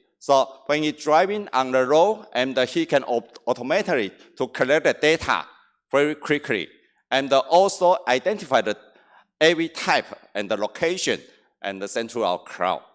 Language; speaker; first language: English; non-native, learner; Chinese